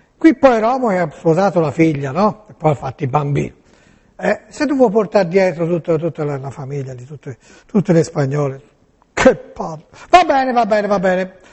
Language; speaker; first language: Italian; native; Italian